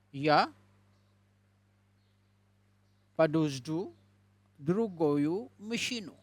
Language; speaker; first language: Russian; non-native, learner; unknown